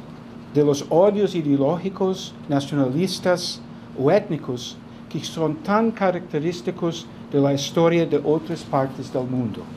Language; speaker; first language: Spanish; non-native, fluent; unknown